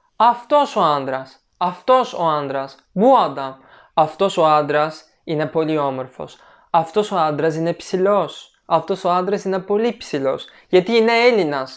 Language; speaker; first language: Greek; non-native, learner; Turkish